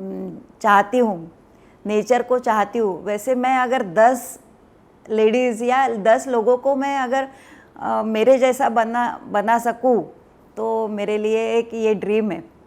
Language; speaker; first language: Hindi; non-native, local second language; Marathi